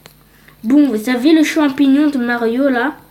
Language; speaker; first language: French; early bilingual, other home language; Polish